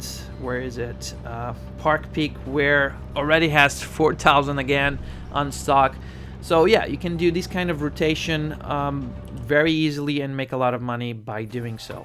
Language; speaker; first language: English; non-native, fluent; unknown